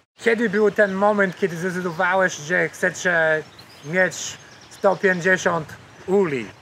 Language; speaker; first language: Polish; non-native, learner; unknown